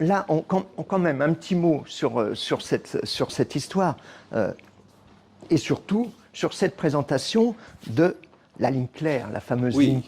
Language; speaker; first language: French; native; French